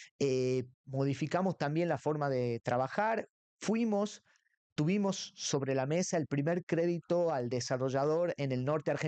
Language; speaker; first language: Spanish; native; Spanish